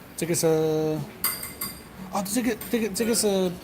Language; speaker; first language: Chinese; non-native, learner; English